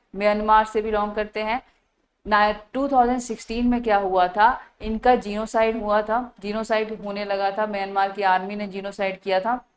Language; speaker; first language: Hindi; native; Hindi